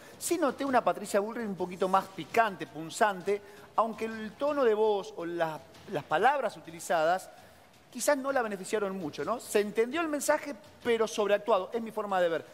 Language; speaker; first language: Spanish; native; Spanish